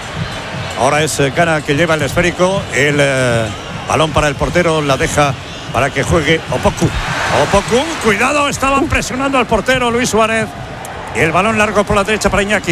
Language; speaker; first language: Spanish; native; Spanish